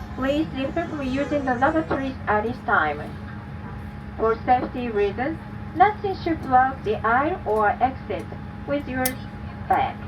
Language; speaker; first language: English; non-native, learner; Japanese